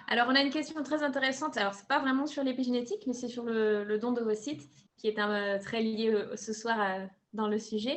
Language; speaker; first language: French; native; French